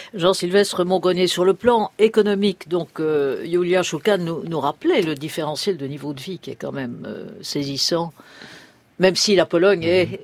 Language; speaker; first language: French; native; French